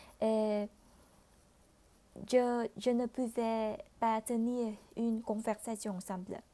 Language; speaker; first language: French; non-native, learner; Vietnamese